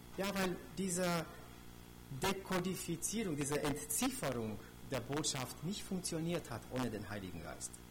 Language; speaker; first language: German; non-native, fluent; Romanian